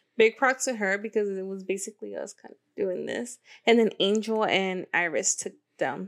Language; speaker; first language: English; early bilingual, other home language; Spanish